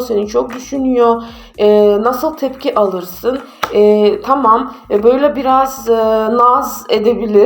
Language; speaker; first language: Turkish; non-native, fluent; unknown